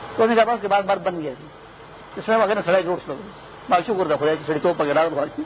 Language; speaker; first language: Urdu; non-native, local second language; Pashto